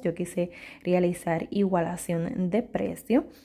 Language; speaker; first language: Spanish; native; Spanish